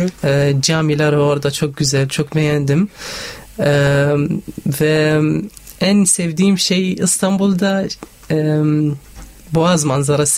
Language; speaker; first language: Turkish; non-native, learner; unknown